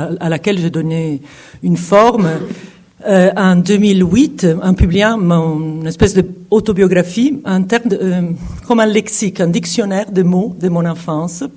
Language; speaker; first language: French; non-native, fluent; Italian